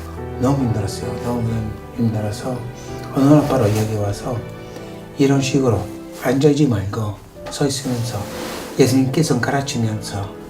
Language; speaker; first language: Korean; non-native, fluent; Italian